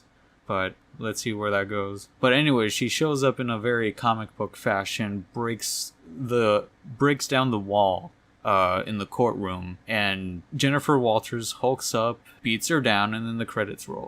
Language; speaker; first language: English; native; English